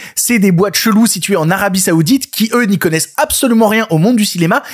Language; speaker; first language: French; native; French